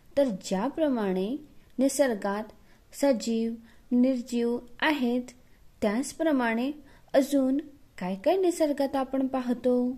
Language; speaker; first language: Marathi; non-native, local second language; Urdu